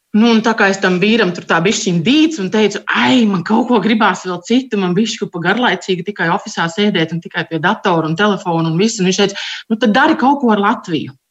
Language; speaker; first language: Latvian; native; Latvian